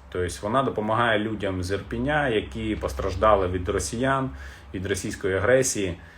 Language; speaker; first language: Ukrainian; non-native, local second language; Russian